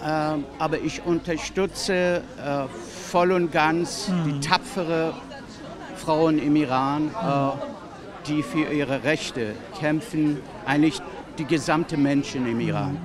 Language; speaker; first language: German; non-native, fluent; Persian